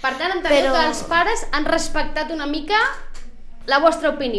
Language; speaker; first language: Catalan; native; Catalan